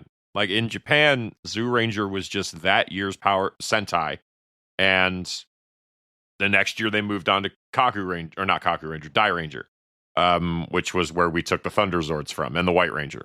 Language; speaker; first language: English; native; English